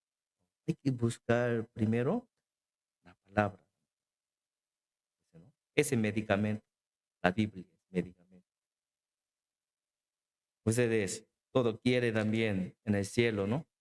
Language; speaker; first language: Spanish; non-native, learner; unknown